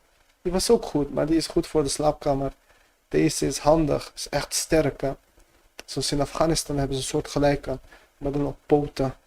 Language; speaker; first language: Dutch; early bilingual, other home language; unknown